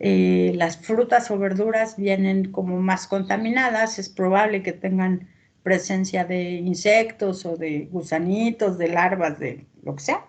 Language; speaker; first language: Spanish; native; Spanish